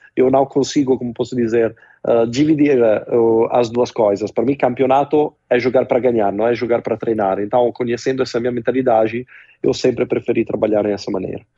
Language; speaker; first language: Portuguese; non-native, fluent; Italian